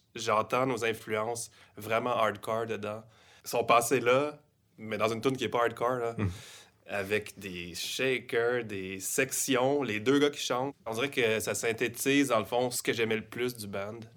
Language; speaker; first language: French; native; French